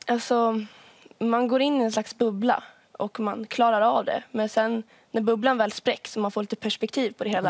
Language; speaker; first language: Swedish; native; Swedish